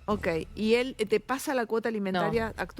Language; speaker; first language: Spanish; native; Spanish